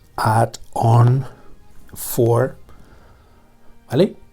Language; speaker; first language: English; non-native, fluent; Spanish